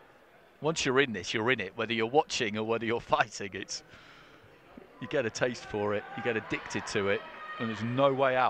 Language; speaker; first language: English; native; English